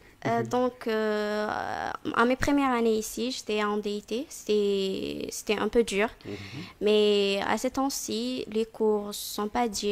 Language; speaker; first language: French; non-native, fluent; Arabic